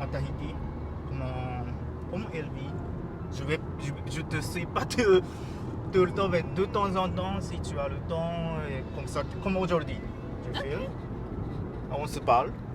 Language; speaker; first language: French; non-native, learner; Japanese